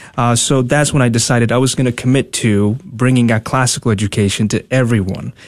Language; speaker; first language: English; non-native, fluent; Spanish